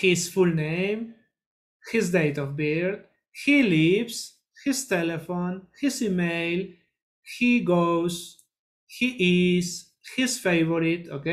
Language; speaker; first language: English; non-native, learner; Spanish